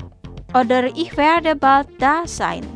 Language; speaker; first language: German; non-native, fluent; Indonesian